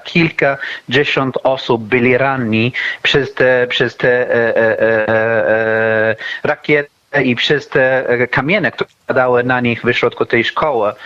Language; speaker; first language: Polish; non-native, fluent; Arabic